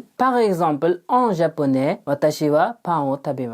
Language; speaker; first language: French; non-native, learner; Uzbek